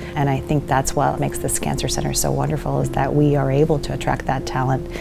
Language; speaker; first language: English; native; English